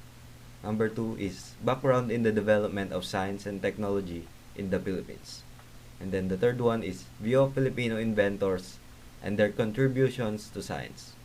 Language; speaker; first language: English; non-native, local second language; Filipino